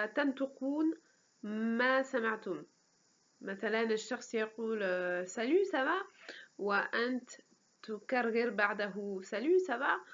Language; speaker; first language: Arabic; non-native, fluent; French